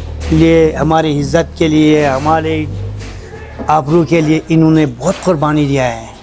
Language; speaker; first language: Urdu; non-native, fluent; Persian